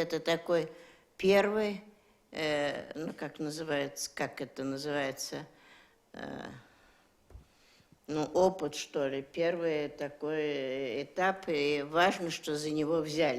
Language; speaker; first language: Russian; native; Russian